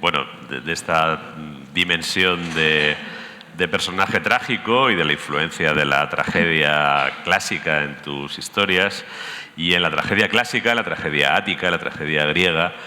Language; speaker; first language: Spanish; native; Spanish